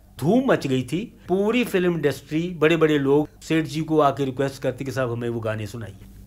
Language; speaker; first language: Hindi; non-native, local second language; Punjabi